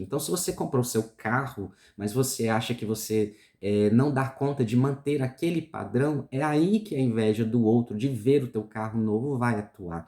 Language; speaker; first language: Portuguese; native; Portuguese